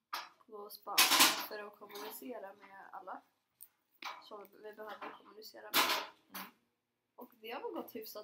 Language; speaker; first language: Swedish; non-native, fluent; Finnish